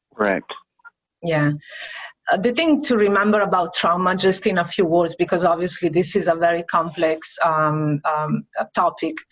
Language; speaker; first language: English; non-native, fluent; Italian